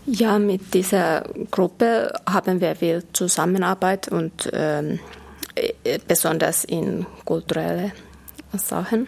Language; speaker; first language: German; non-native, fluent; Finnish